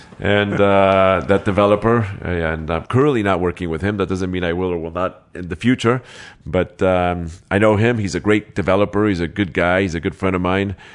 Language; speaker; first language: English; early bilingual, other home language; Spanish